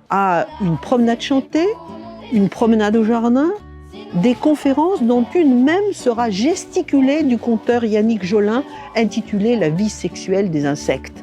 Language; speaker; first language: French; native; French